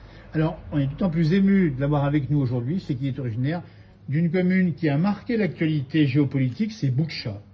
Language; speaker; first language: French; native; French